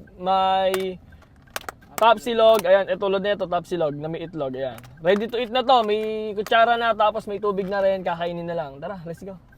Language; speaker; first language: Filipino; native; Filipino